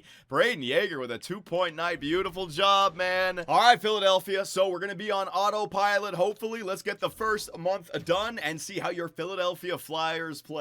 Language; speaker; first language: English; native; English